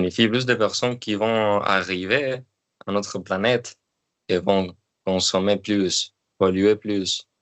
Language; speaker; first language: French; non-native, learner; Spanish